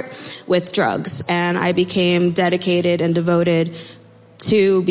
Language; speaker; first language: English; native; English